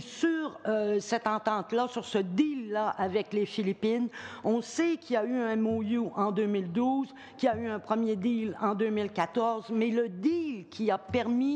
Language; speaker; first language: French; native; French